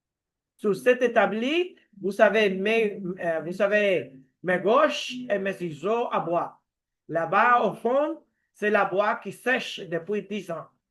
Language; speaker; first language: French; non-native, learner; Spanish